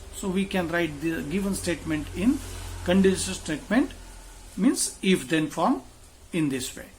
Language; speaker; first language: English; non-native, local second language; Marathi